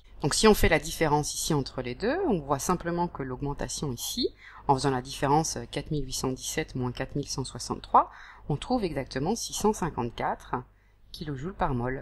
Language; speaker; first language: French; native; French